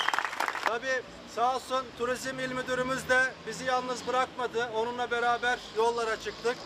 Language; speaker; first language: Turkish; native; Turkish